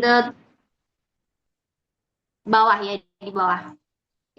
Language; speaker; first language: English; non-native, learner; Indonesian